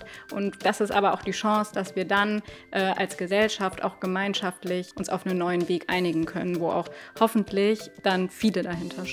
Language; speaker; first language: German; native; German